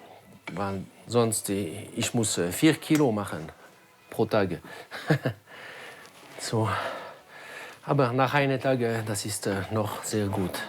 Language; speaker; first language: German; non-native, learner; French